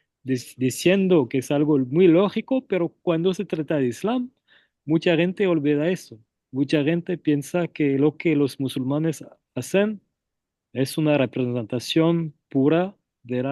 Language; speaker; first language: Spanish; non-native, fluent; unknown